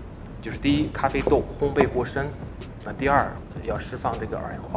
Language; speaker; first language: Chinese; native; Chinese